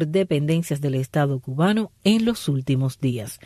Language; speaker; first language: Spanish; native; Spanish